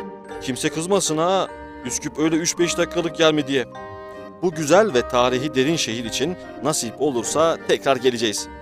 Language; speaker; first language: Turkish; native; Turkish